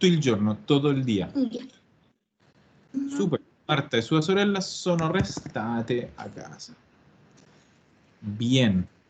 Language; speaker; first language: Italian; non-native, fluent; Spanish